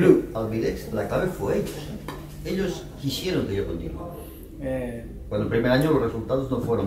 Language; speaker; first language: Spanish; native; Spanish